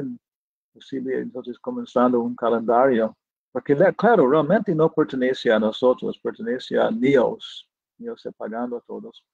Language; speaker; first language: Spanish; non-native, fluent; English